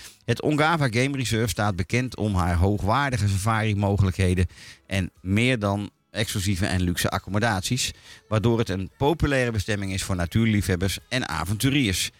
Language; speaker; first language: Dutch; native; Dutch